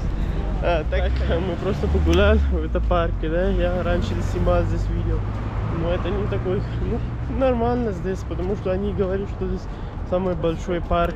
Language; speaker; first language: Russian; non-native, learner; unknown